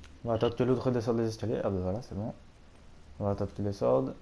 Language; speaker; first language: French; native; French